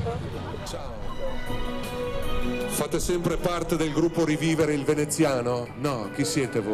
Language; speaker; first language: Italian; native; Italian